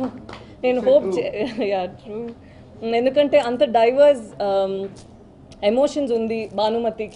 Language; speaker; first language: Telugu; non-native, fluent; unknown